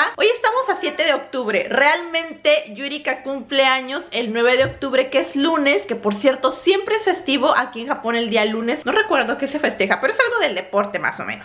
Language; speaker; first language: Spanish; native; Spanish